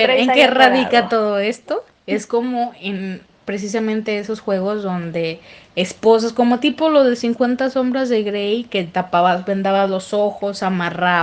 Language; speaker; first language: Spanish; native; Spanish